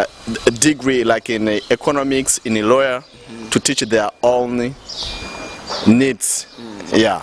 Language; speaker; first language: English; non-native, local second language; Rundi